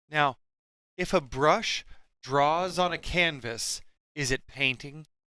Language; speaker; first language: English; native; English